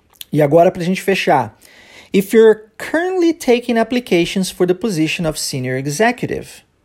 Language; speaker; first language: English; early bilingual, other home language; Portuguese